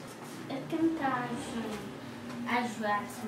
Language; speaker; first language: Portuguese; non-native, learner; Haitian Creole